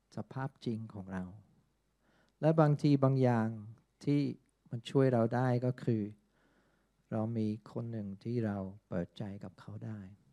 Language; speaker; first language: Thai; non-native, fluent; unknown